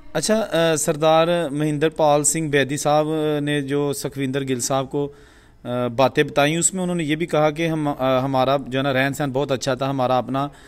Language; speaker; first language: Urdu; non-native, local second language; Punjabi